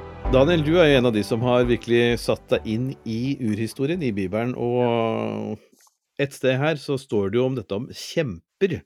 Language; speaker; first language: Norwegian; native; Norwegian